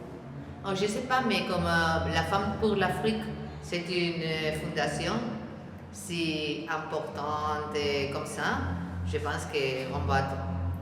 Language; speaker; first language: French; non-native, learner; Spanish